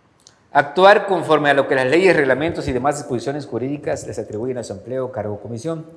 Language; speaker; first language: Spanish; native; Spanish